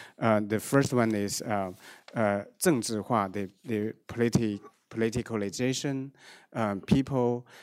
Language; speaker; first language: English; non-native, fluent; Chinese